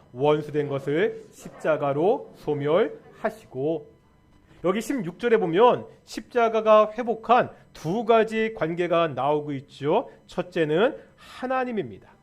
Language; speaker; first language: Korean; native; Korean